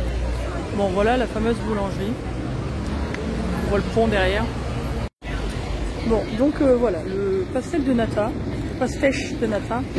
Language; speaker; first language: French; native; French